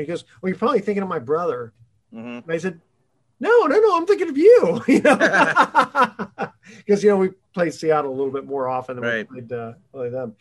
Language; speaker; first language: English; native; English